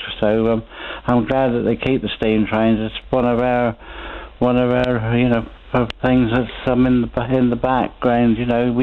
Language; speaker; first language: English; native; English